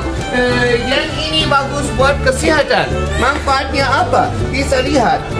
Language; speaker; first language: Indonesian; non-native, fluent; Turkish